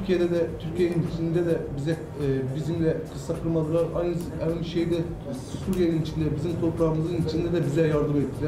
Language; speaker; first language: Turkish; non-native, fluent; Arabic